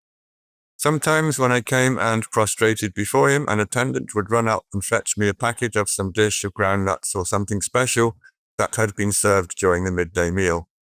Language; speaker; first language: English; native; English